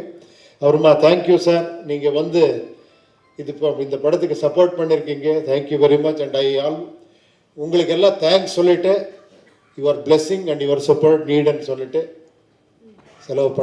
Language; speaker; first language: Tamil; non-native, learner; Kannada